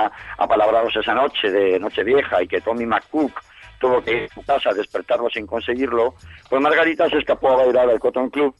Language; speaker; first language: Spanish; native; Spanish